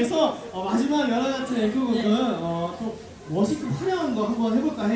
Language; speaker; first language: Korean; native; Korean